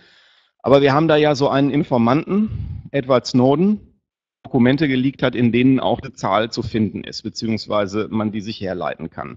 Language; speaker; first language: German; native; German